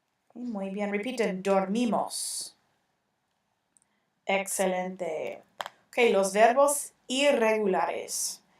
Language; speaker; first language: Spanish; non-native, fluent; English